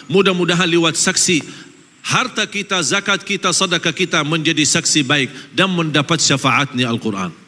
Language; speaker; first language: Malay; non-native, fluent; Arabic